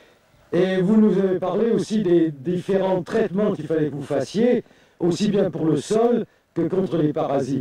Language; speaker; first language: French; native; French